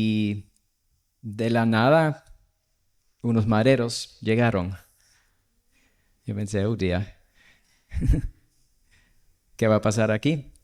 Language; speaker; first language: Spanish; non-native, fluent; English